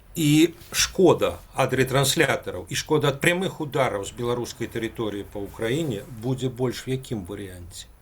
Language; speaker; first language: Belarusian; non-native, local second language; Russian